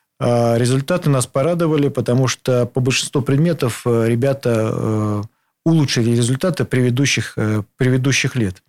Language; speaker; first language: Russian; native; Russian